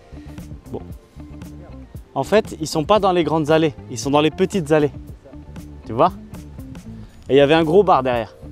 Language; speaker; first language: French; native; French